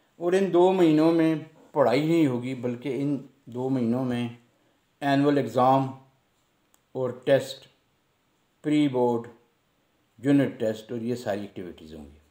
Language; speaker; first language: Urdu; non-native, local second language; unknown